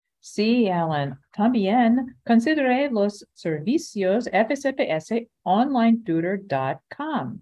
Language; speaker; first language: Spanish; non-native, fluent; English